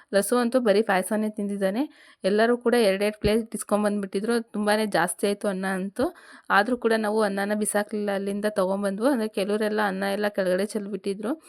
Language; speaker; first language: Kannada; non-native, local second language; Lambadi